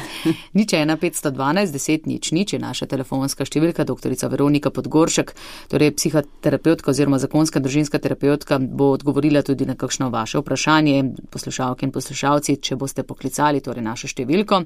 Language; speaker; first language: Slovenian; native; Slovenian